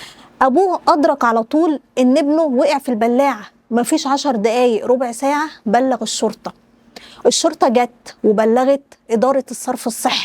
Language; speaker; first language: Arabic; native; Arabic